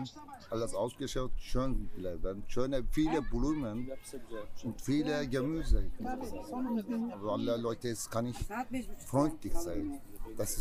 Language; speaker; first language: German; non-native, learner; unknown